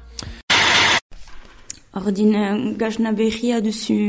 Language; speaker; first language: Basque; native; Basque